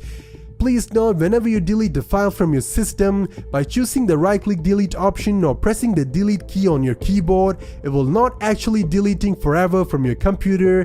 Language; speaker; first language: English; non-native, fluent; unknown